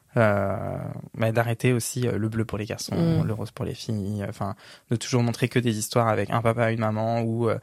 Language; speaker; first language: French; native; French